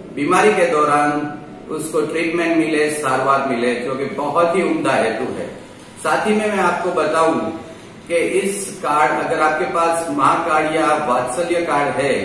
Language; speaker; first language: Hindi; non-native, local second language; Gujarati